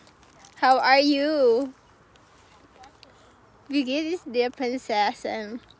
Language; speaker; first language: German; non-native, learner; Cebuano